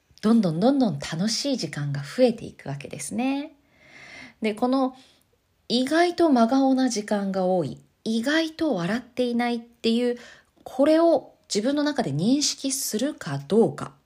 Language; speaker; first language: Japanese; native; Japanese